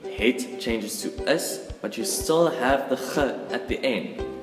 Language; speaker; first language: English; non-native, local second language; Afrikaans